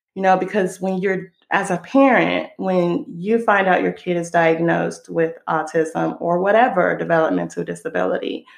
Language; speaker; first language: English; non-native, fluent; Hebrew